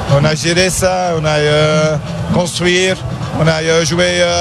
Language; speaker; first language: French; non-native, learner; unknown